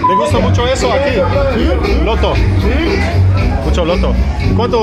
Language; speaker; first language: Spanish; non-native, learner; English